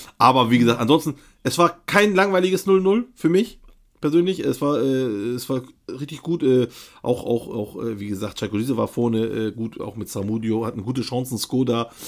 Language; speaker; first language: German; early bilingual, other home language; Turkish